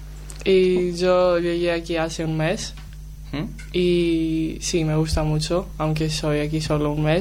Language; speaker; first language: Spanish; non-native, learner; Greek